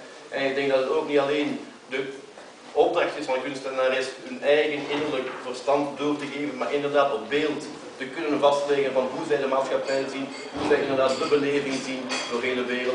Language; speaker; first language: Dutch; native; Dutch